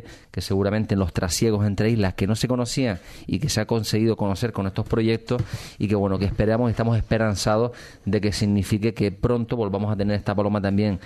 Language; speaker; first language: Spanish; native; Spanish